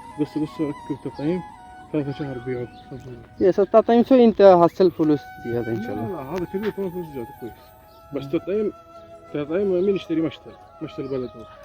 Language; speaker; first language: Arabic; non-native, learner; Bangla